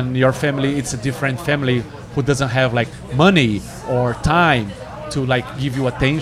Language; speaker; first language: English; non-native, fluent; Portuguese